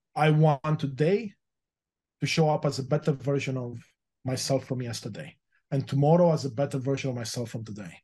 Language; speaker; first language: English; early bilingual, other home language; Romanian